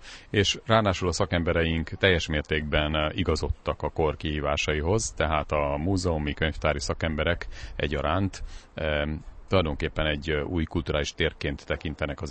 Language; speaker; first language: Hungarian; native; Hungarian